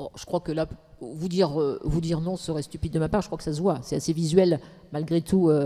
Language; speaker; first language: French; native; French